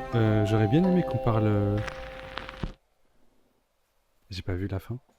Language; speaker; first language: French; native; French